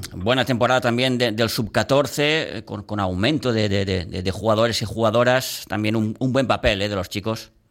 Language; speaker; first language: Spanish; non-native, local second language; Catalan